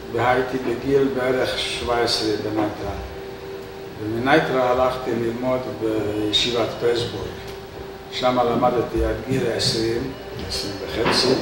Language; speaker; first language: Hebrew; non-native, fluent; Hungarian